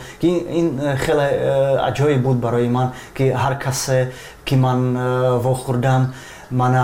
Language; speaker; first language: Persian; non-native, fluent; Czech